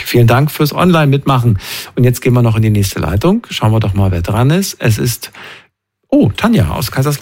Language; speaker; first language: German; native; German